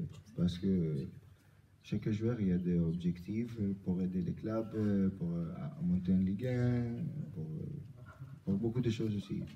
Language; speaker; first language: French; non-native, learner; Albanian